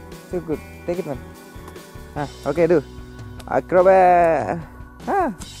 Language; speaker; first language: English; non-native, learner; Indonesian